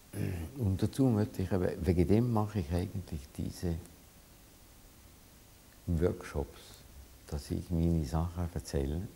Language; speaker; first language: German; non-native, fluent; Hungarian